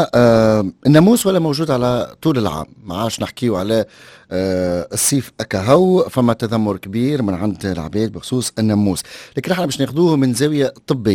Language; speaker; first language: Arabic; native; Arabic